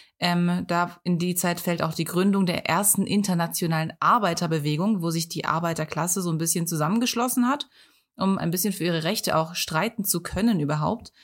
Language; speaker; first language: German; native; German